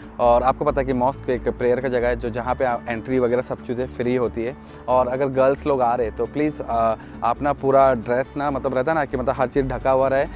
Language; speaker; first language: Hindi; native; Hindi